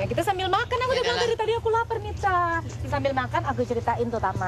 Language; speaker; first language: Indonesian; native; Indonesian